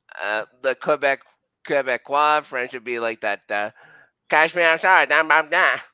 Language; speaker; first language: English; native; English